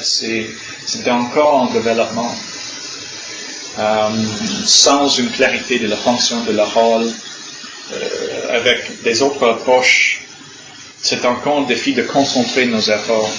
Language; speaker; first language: French; non-native, learner; English